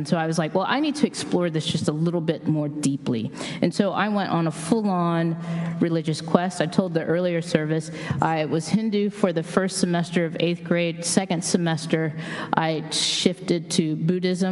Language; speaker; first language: English; native; English